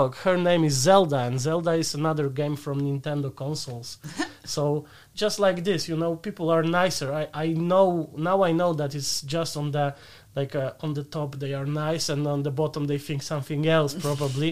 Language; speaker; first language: English; non-native, fluent; Polish